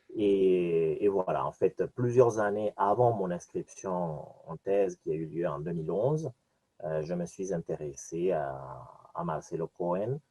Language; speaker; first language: French; non-native, fluent; Spanish